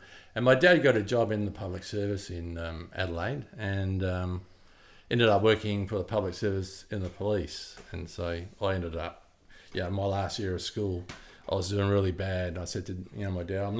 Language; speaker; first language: English; native; English